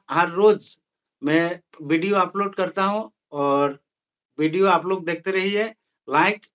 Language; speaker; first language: Hindi; non-native, local second language; Bangla